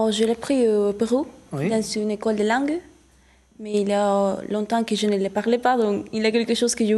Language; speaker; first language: French; non-native, learner; Spanish